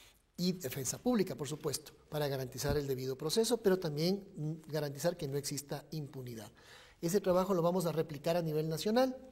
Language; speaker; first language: Spanish; native; Spanish